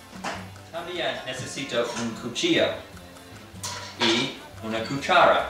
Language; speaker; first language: Spanish; non-native, learner; English